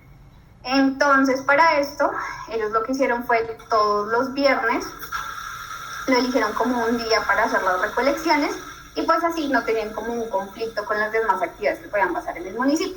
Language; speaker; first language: Spanish; native; Spanish